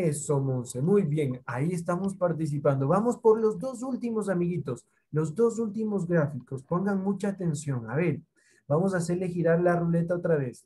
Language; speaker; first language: Spanish; native; Spanish